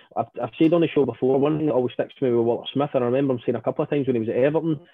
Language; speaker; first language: English; native; English